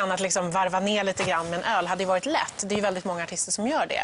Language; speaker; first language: Swedish; native; Swedish